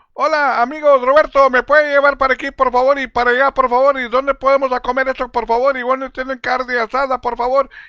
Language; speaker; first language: Spanish; non-native, fluent; English